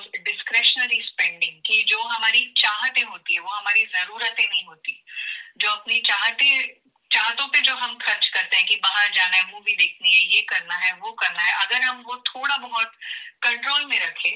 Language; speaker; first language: Hindi; native; Hindi